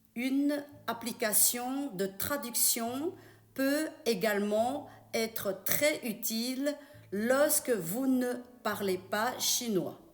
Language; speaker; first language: French; non-native, fluent; Chinese